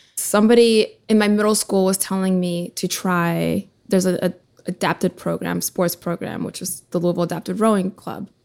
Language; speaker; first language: English; early bilingual, other home language; Russian